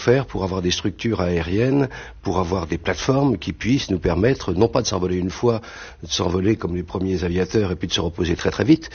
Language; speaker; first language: French; native; French